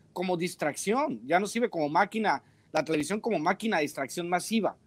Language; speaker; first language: Spanish; native; Spanish